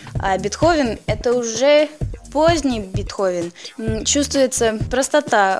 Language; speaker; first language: Russian; early bilingual, heritage; Russian